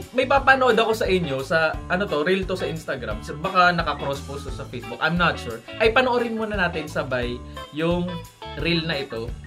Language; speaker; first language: Filipino; native; Filipino